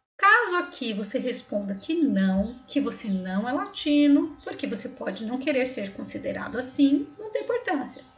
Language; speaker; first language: Portuguese; native; Portuguese